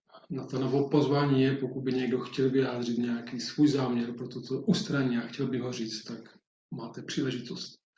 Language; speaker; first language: Czech; native; Czech